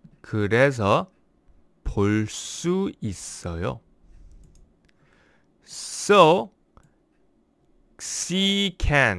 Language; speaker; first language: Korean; non-native, learner; English